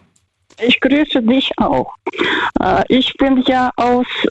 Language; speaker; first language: German; non-native, learner; Russian